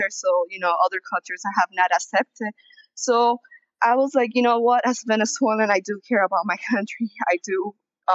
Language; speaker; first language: English; native; English